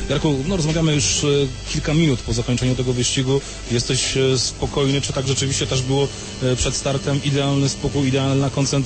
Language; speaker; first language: Polish; native; Polish